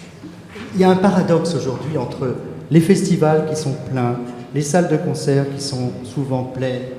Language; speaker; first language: French; native; French